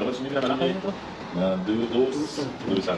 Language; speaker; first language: Persian; native; Persian